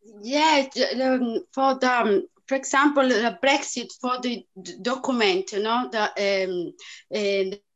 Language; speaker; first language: English; non-native, learner; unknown